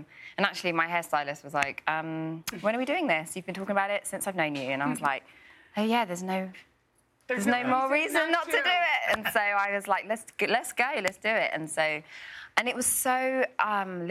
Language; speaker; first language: English; native; English